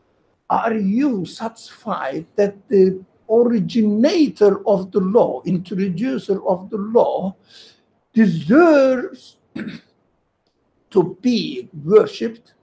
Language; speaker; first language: English; non-native, fluent; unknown